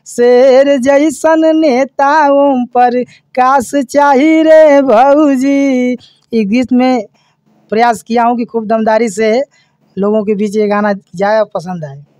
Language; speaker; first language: Hindi; native; Hindi